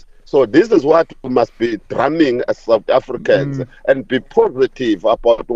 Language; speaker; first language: English; non-native, local second language; Zulu